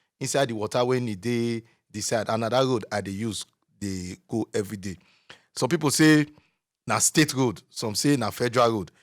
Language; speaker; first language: Nigerian Pidgin; native; Nigerian Pidgin